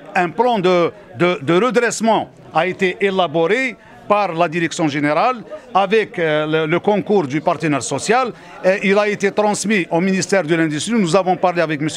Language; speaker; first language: French; non-native, local second language; Arabic